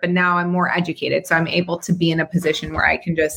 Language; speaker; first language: English; native; English